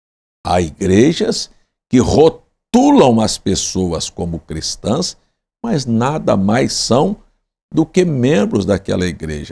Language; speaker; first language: Portuguese; native; Portuguese